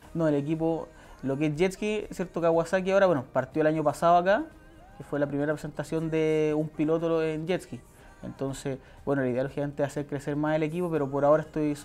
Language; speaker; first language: Spanish; native; Spanish